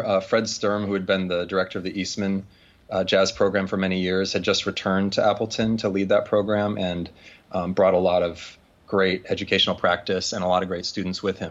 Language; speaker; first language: English; native; English